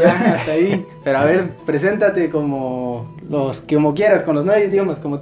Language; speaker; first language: Spanish; native; Spanish